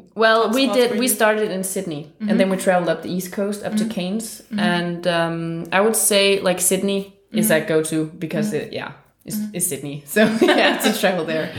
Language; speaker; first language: English; non-native, fluent; Danish